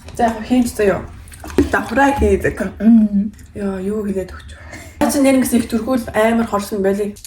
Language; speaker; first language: Mongolian; early bilingual, heritage; Mongolian